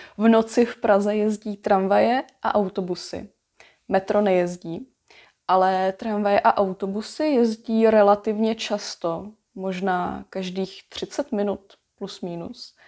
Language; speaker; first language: Czech; native; Czech